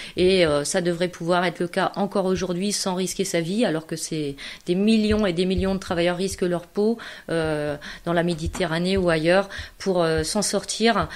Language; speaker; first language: French; native; French